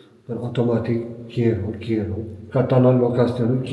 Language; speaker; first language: Spanish; non-native, learner; Turkish